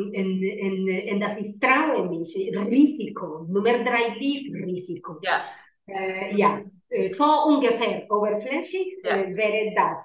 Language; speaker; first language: German; non-native, learner; Spanish